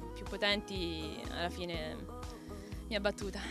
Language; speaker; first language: Italian; native; Italian